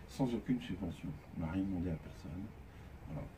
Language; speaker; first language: French; native; French